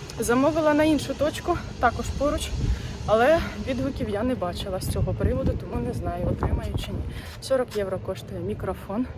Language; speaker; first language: Ukrainian; non-native, local second language; Russian